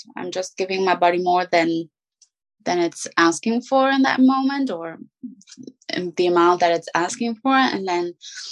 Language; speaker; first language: English; non-native, fluent; German